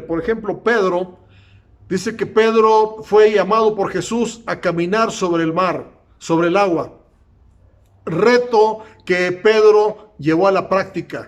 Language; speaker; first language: Spanish; native; Spanish